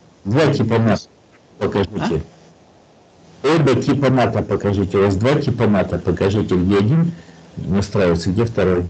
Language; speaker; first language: Russian; native; Russian